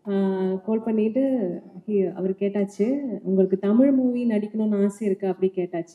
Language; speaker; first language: Tamil; non-native, learner; Malayalam